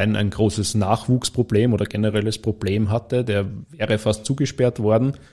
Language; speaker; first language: German; native; German